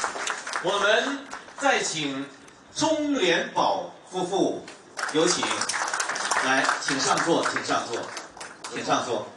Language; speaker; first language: Chinese; native; Chinese